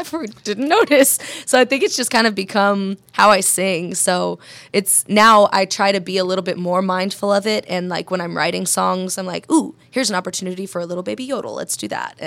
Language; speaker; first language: English; native; English